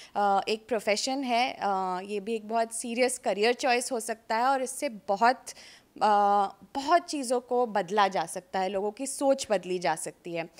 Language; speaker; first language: Hindi; native; Hindi